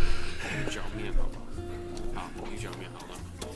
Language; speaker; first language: Chinese; non-native, fluent; English